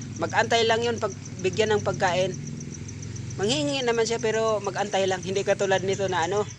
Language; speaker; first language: Filipino; non-native, local second language; Cebuano